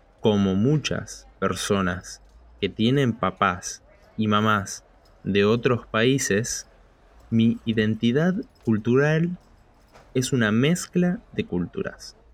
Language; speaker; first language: Spanish; early bilingual, heritage; Spanish